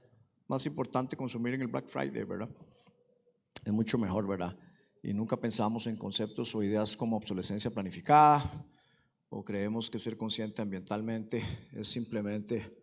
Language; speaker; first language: Spanish; native; Spanish